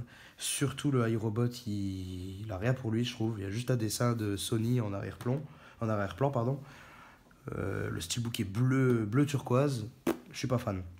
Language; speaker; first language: French; native; French